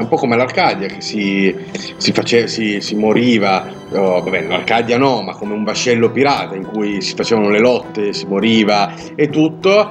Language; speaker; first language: Italian; native; Italian